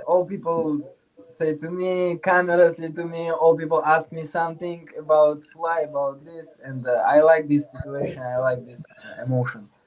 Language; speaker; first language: English; non-native, learner; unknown